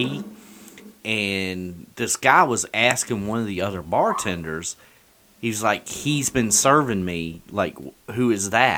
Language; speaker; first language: English; native; English